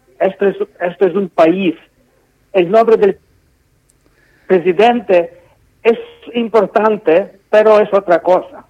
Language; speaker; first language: Spanish; non-native, fluent; Ukrainian